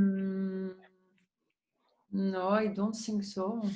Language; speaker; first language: English; non-native, learner; French